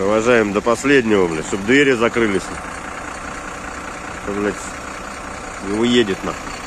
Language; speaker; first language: Russian; native; Russian